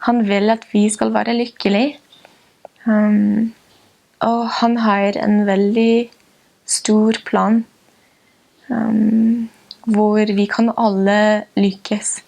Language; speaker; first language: Norwegian; non-native, fluent; English